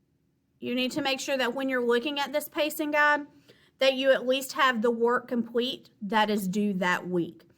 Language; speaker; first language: English; native; English